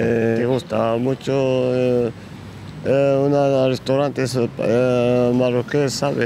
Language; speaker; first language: Spanish; non-native, learner; Arabic